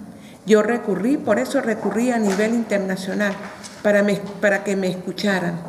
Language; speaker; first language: Spanish; native; Spanish